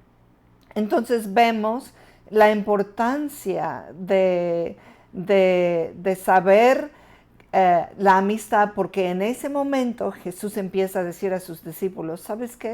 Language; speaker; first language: Spanish; non-native, fluent; English